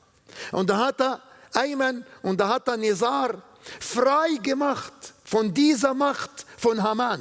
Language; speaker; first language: German; non-native, learner; Arabic